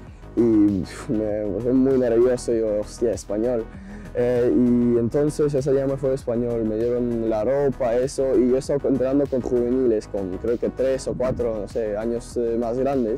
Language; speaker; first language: Spanish; non-native, fluent; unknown